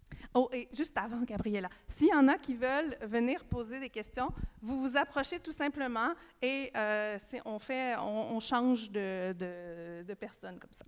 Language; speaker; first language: French; native; French